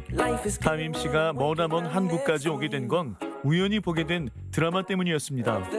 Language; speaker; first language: Korean; native; Korean